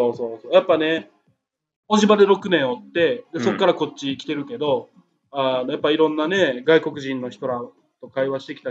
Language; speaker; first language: Japanese; native; Japanese